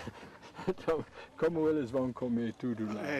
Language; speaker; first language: Portuguese; non-native, fluent; English